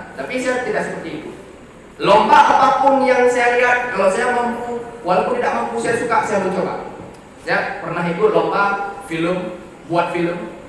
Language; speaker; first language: Indonesian; non-native, local second language; Achinese